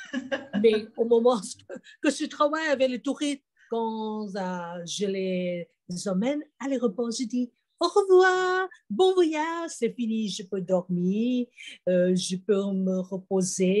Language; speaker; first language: French; non-native, fluent; Thai